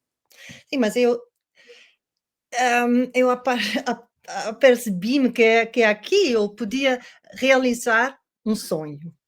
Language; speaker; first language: Portuguese; non-native, learner; Dutch